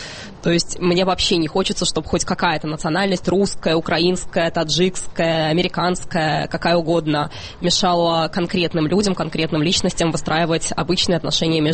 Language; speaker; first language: Russian; native; Russian